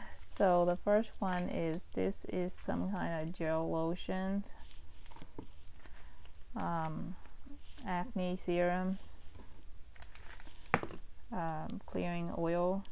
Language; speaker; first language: English; non-native, fluent; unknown